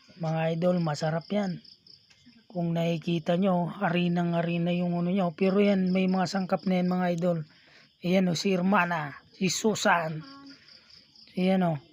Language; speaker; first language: Filipino; non-native, local second language; Bikol